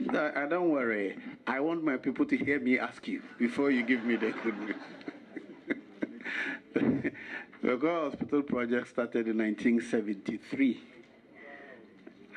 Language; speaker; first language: English; non-native, local second language; Akan